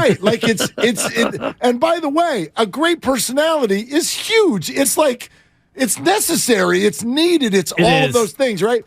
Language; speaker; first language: English; native; English